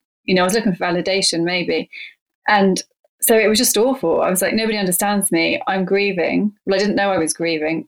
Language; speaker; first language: English; native; English